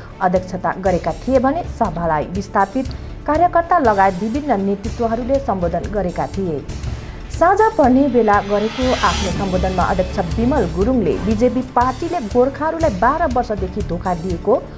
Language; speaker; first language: Nepali; native; Nepali